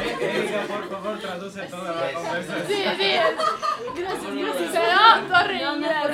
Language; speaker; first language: Spanish; non-native, learner; Italian